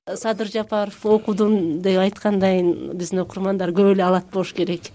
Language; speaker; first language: Kyrgyz; native; Kyrgyz